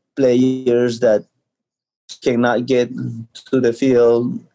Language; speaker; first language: English; early bilingual, other home language; Spanish